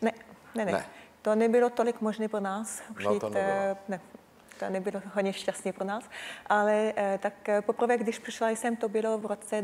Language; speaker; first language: Czech; non-native, learner; French